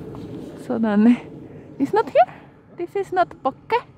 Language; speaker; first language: English; non-native, learner; Spanish